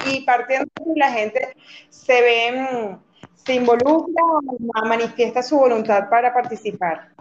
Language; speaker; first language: Spanish; native; Spanish